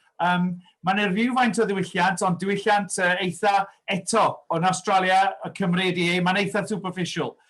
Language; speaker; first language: Welsh; early bilingual, heritage; Welsh